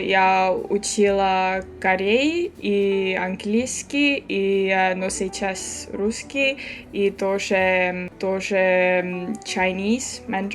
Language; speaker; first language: Russian; non-native, learner; Estonian